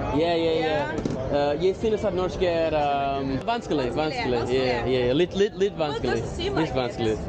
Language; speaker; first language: Norwegian; non-native, learner; English